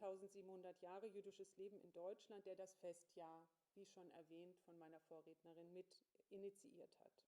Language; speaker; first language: German; native; German